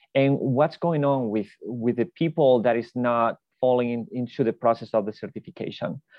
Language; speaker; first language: English; non-native, fluent; Spanish